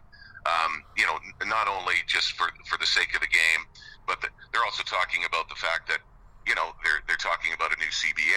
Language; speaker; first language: English; native; English